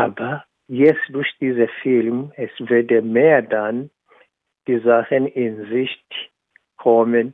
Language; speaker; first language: German; non-native, fluent; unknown